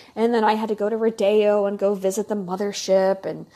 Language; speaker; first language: English; native; English